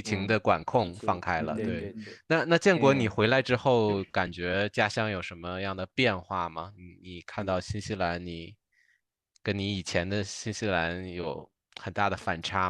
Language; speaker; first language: Chinese; native; Chinese